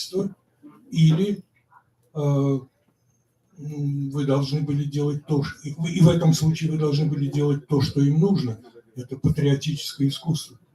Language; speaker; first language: Russian; native; Russian